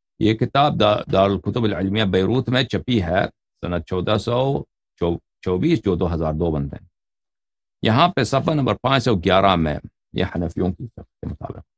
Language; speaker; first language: Urdu; non-native, fluent; Persian